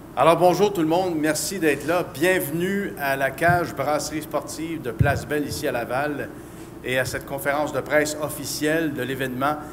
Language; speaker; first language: French; native; French